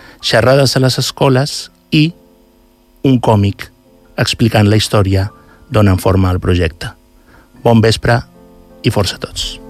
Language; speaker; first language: Catalan; native; Catalan